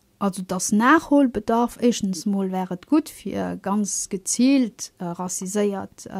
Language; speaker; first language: Luxembourgish; early bilingual, other home language; Kabuverdianu